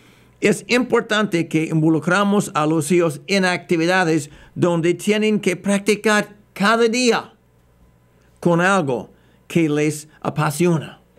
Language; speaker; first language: Spanish; non-native, fluent; English